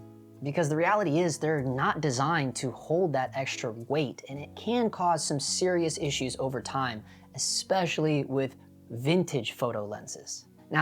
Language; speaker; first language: English; native; English